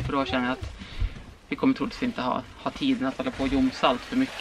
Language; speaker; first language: Swedish; native; Swedish